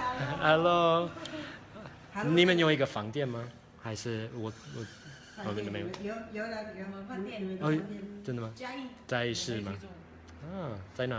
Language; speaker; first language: Chinese; non-native, learner; English